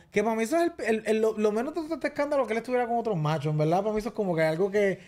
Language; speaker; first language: Spanish; native; Spanish